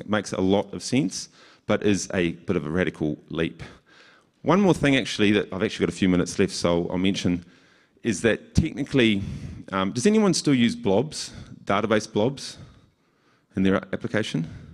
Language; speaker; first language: English; native; English